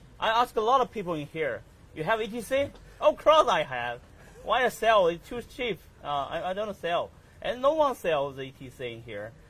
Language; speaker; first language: English; non-native, learner; Chinese